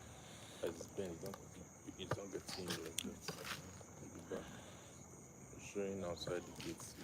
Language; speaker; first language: English; non-native, local second language; Igbo